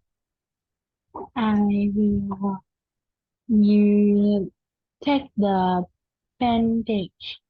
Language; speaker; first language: English; non-native, learner; Vietnamese